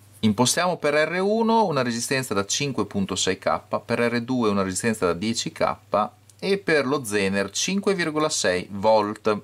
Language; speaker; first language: Italian; native; Italian